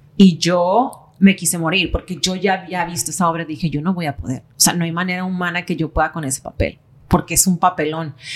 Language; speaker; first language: Spanish; native; Spanish